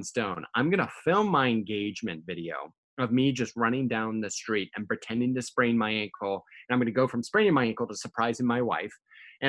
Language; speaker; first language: English; native; English